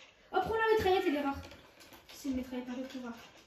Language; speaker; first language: French; native; French